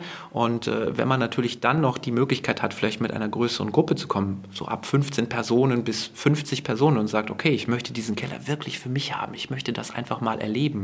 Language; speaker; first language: German; native; German